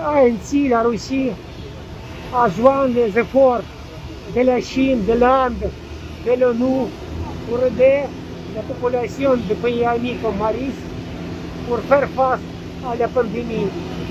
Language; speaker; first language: French; non-native, fluent; Russian